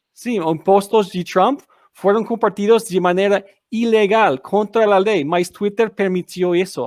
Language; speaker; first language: Portuguese; non-native, learner; English